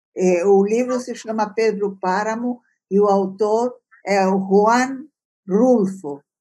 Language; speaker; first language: Portuguese; early bilingual, other home language; Italian